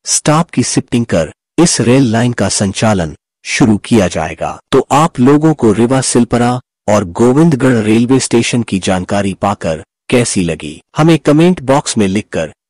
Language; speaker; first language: Hindi; native; Hindi